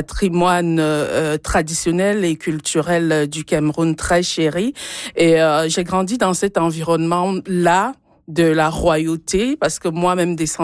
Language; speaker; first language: French; non-native, local second language; Ghomala